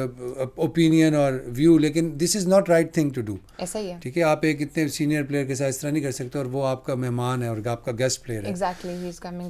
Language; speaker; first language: Urdu; native; Urdu